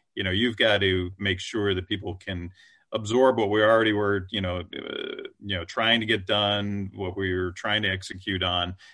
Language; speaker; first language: English; native; English